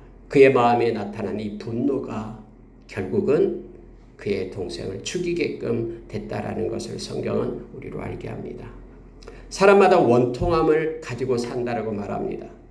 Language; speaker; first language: Korean; native; Korean